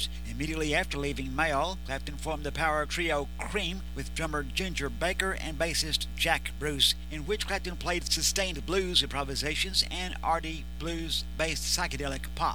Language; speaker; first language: English; native; English